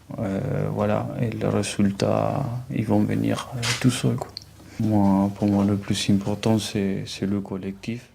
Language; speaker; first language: French; non-native, fluent; Spanish